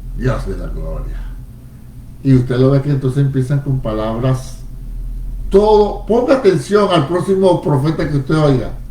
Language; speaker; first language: Spanish; native; Spanish